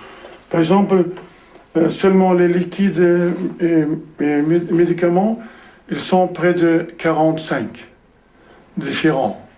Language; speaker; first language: French; non-native, learner; Uzbek